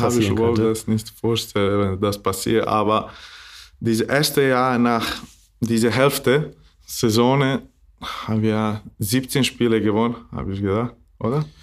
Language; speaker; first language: German; non-native, learner; Bosnian